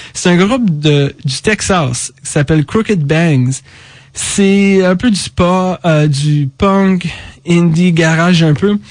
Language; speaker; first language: French; native; French